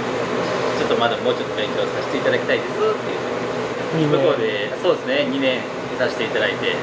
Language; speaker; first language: Japanese; native; Japanese